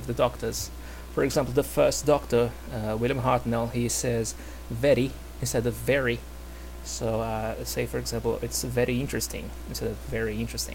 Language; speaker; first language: English; non-native, fluent; Portuguese